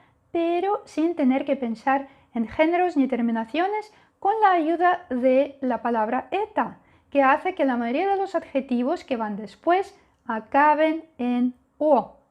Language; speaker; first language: Spanish; non-native, fluent; Russian